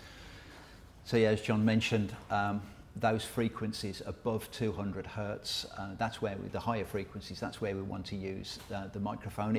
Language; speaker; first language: English; native; English